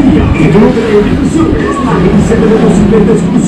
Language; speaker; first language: Spanish; non-native, learner; Russian